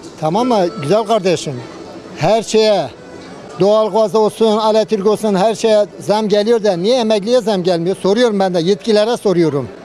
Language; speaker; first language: Turkish; native; Turkish